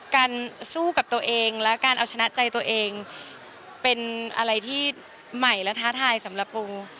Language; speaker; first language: Thai; native; Thai